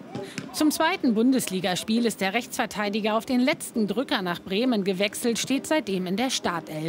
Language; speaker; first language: German; native; German